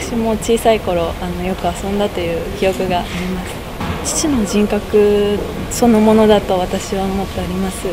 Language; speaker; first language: Japanese; native; Japanese